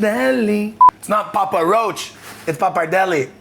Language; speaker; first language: English; native; English